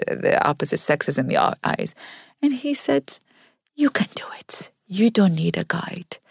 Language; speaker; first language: English; non-native, fluent; Arabic